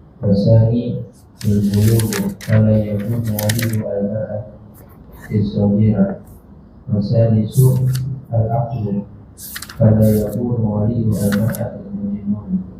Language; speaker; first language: Arabic; non-native, learner; Indonesian